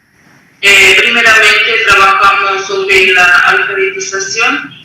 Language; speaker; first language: Spanish; non-native, local second language; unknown